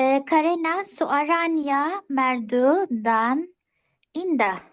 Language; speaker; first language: Indonesian; non-native, learner; Turkish